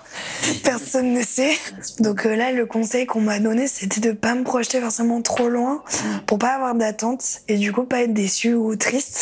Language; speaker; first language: French; native; French